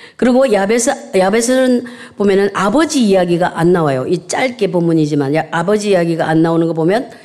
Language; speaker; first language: Korean; native; Korean